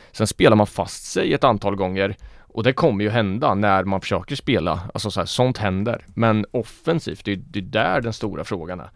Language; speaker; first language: Swedish; native; Swedish